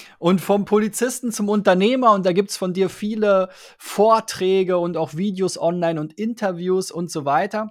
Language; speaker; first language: German; native; German